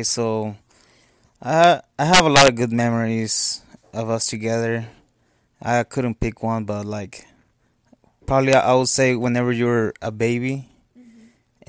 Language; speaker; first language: English; non-native, fluent; Spanish